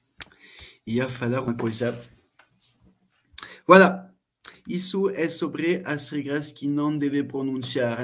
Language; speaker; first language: Portuguese; non-native, fluent; French